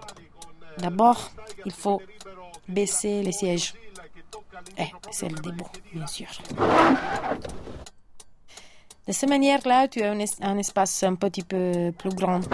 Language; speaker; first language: French; non-native, fluent; Italian